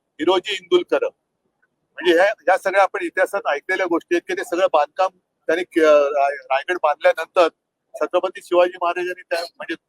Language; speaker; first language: Marathi; native; Marathi